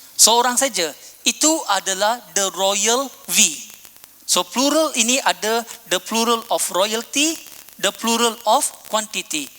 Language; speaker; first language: Malay; non-native, local second language; Punjabi